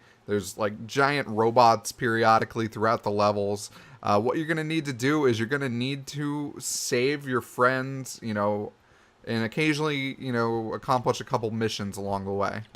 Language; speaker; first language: English; native; English